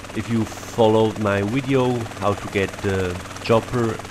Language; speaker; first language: English; non-native, learner; German